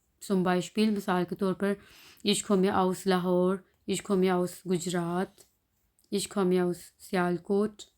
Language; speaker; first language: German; non-native, fluent; Urdu